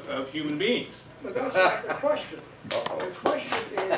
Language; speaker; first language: English; native; English